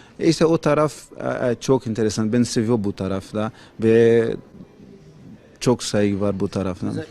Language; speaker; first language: Turkish; non-native, learner; Portuguese